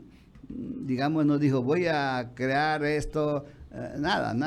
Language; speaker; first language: Spanish; native; Spanish